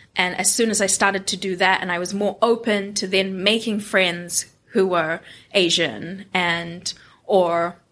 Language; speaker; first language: English; non-native, local second language; Japanese